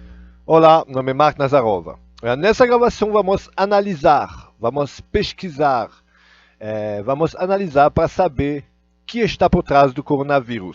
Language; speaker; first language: Portuguese; non-native, fluent; Russian